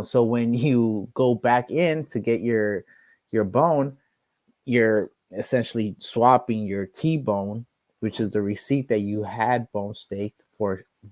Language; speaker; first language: English; native; English